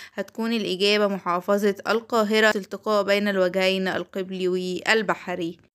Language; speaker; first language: Arabic; native; Arabic